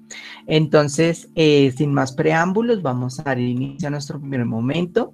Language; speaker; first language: Spanish; native; Spanish